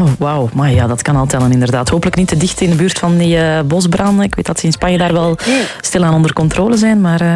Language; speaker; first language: Dutch; native; Dutch